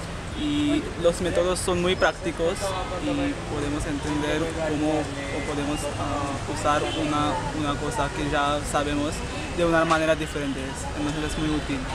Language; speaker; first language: Spanish; non-native, fluent; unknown